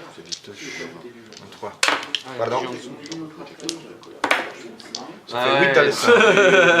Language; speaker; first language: French; non-native, learner; Italian